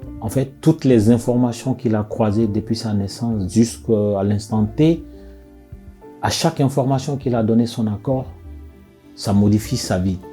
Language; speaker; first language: French; non-native, local second language; Bambara